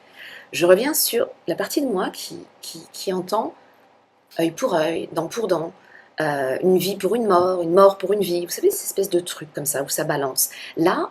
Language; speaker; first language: French; native; French